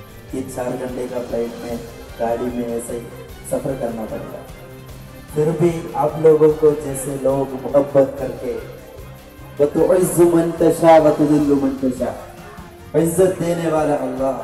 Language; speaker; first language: Hindi; non-native, learner; Malayalam